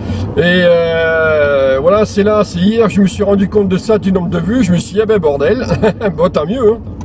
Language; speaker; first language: French; native; French